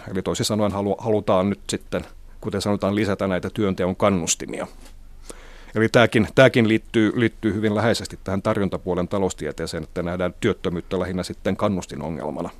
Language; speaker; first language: Finnish; non-native, local second language; Swedish